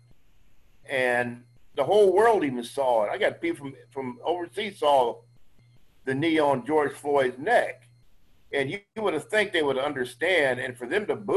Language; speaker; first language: English; native; English